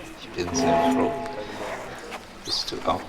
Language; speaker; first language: German; non-native, fluent; English